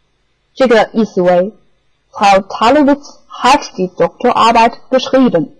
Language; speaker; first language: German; non-native, fluent; Chinese